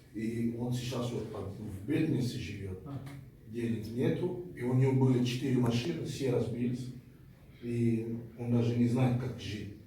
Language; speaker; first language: Russian; non-native, fluent; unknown